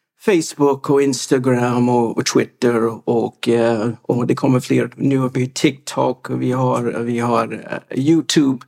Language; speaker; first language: Swedish; non-native, fluent; English